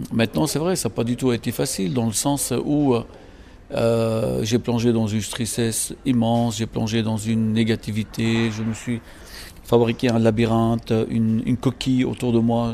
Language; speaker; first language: French; non-native, local second language; Arabic